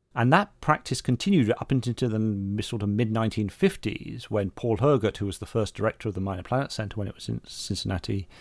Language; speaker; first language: English; native; English